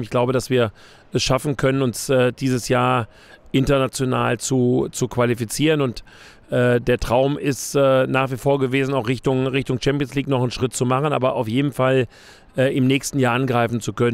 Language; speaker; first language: German; native; German